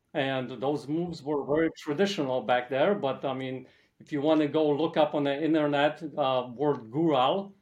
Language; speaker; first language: English; early bilingual, other home language; Polish